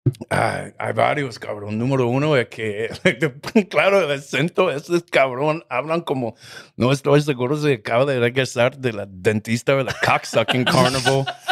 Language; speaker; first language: Spanish; non-native, fluent; English